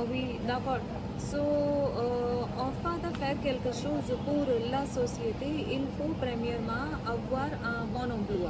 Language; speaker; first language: French; non-native, learner; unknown